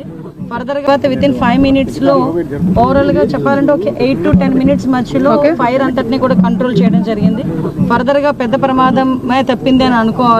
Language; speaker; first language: Telugu; native; Telugu